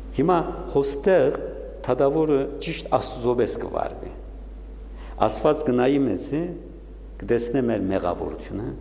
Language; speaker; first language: Armenian; native; Armenian